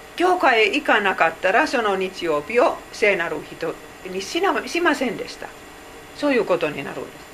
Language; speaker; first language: Japanese; non-native, fluent; Finnish